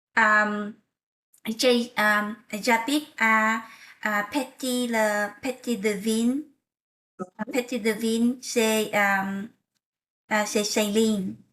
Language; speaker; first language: French; non-native, learner; Vietnamese